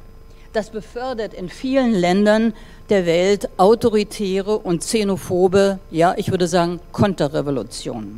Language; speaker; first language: German; native; German